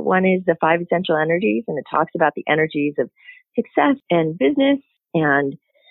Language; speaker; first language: English; native; English